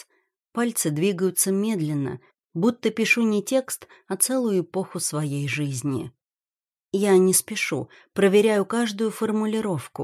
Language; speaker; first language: Russian; native; Russian